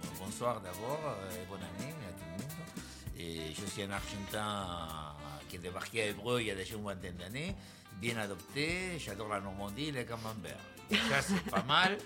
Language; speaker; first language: French; non-native, fluent; Spanish